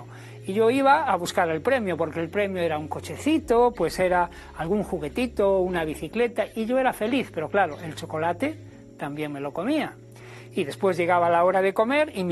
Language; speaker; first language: Spanish; native; Spanish